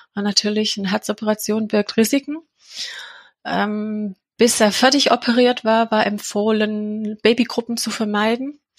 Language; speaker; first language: German; non-native, fluent; English